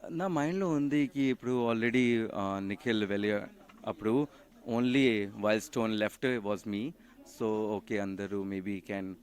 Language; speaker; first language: Telugu; non-native, learner; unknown